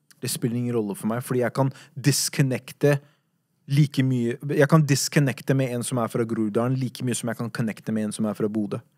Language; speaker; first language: Norwegian; early bilingual, other home language; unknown